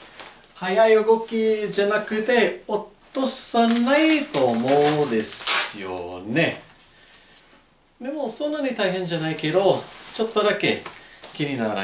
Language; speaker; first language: Japanese; non-native, learner; English